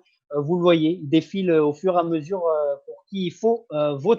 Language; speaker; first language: French; native; French